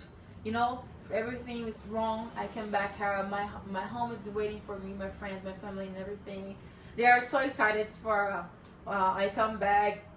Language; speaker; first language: English; non-native, learner; Portuguese